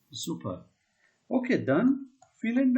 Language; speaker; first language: German; non-native, fluent; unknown